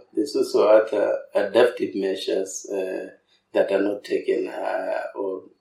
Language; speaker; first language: English; non-native, local second language; Masai